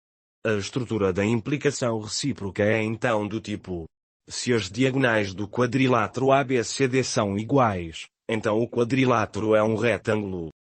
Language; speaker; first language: Portuguese; native; Portuguese